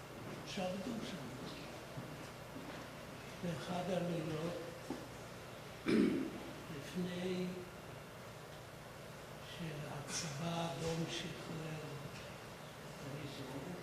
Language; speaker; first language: Hebrew; non-native, fluent; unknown